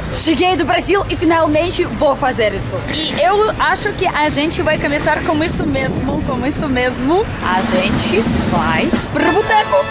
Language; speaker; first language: Portuguese; non-native, learner; Russian